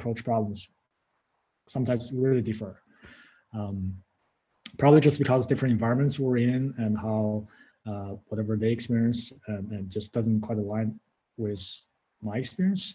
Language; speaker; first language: English; non-native, fluent; Chinese